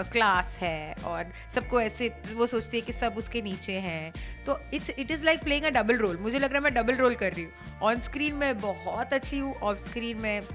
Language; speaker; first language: Hindi; non-native, local second language; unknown